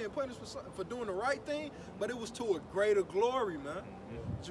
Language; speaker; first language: English; native; English